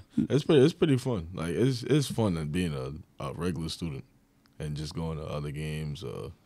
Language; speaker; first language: English; native; English